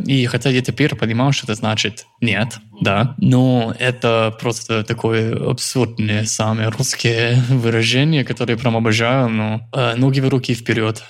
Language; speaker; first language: Russian; non-native, fluent; English